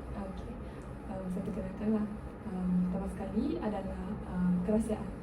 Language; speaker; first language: Malay; non-native, local second language; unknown